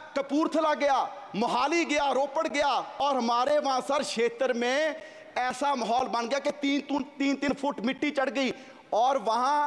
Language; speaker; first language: Hindi; native; Hindi